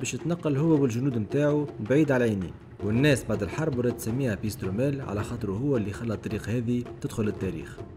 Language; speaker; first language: Arabic; native; Arabic